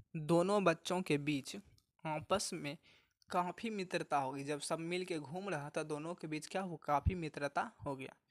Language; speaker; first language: Hindi; native; Hindi